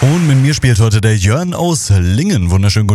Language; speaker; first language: German; native; German